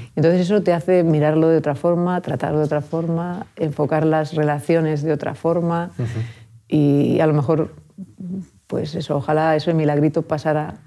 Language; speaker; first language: Spanish; native; Spanish